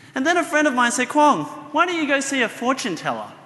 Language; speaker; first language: English; native; English